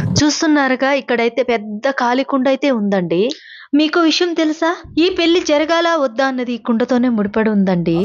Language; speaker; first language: Telugu; non-native, local second language; Koya